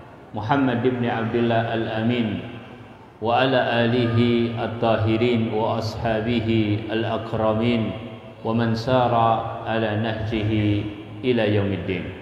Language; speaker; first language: Arabic; non-native, fluent; Indonesian